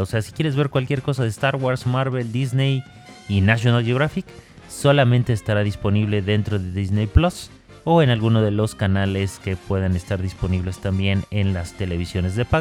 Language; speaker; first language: Spanish; native; Spanish